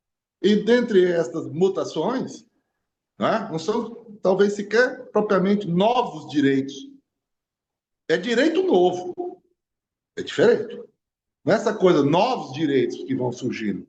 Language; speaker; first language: Portuguese; native; Portuguese